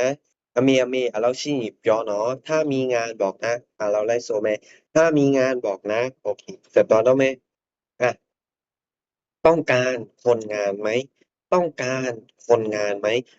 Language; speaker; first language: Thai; non-native, fluent; Burmese